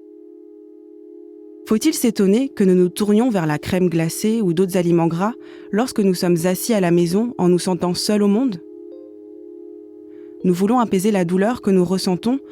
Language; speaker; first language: French; native; French